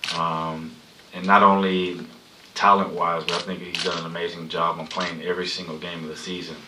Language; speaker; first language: English; early bilingual, other home language; Spanish